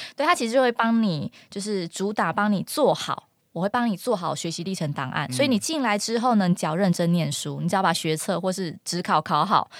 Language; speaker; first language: Chinese; non-native, local second language; Min Nan Chinese